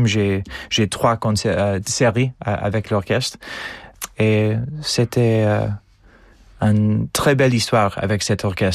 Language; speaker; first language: French; non-native, fluent; English